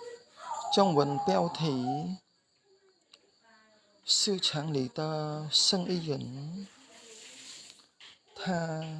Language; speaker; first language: Chinese; non-native, learner; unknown